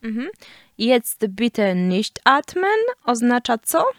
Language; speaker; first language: German; non-native, fluent; Polish